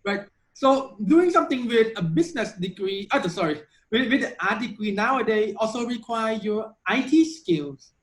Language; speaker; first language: English; non-native, fluent; Thai